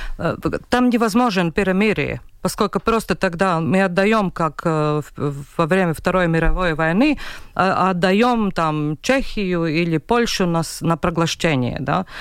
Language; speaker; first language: Russian; non-native, local second language; Latvian